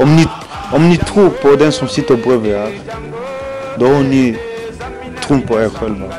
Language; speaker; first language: Swedish; non-native, fluent; Lingala